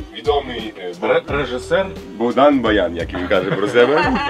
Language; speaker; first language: Ukrainian; non-native, local second language; Russian